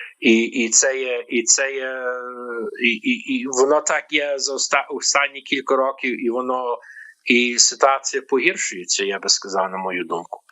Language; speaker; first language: Ukrainian; early bilingual, heritage; Ukrainian